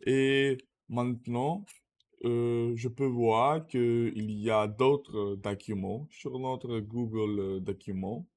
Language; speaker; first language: French; non-native, learner; Russian